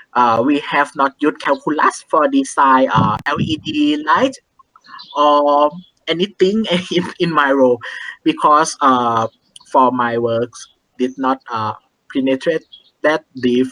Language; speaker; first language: English; non-native, learner; Thai